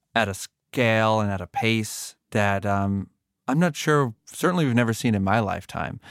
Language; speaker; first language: English; native; English